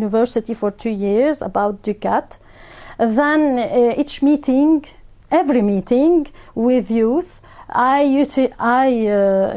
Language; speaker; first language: English; non-native, fluent; Arabic